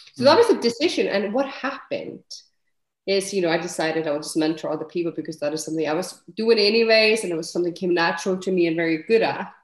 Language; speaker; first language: English; non-native, fluent; Icelandic